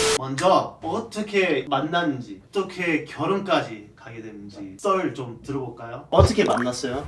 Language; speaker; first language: Korean; non-native, fluent; English